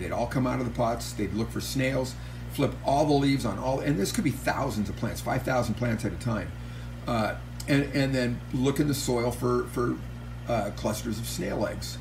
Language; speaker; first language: English; native; English